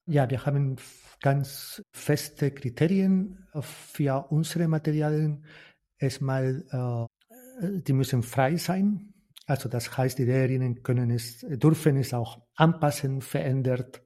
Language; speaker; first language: German; non-native, fluent; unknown